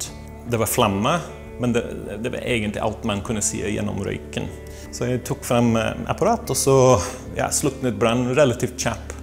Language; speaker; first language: Norwegian; non-native, fluent; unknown